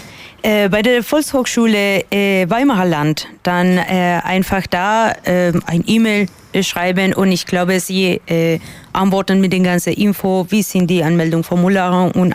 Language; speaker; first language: German; non-native, fluent; Spanish